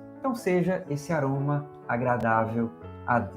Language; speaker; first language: Portuguese; native; Portuguese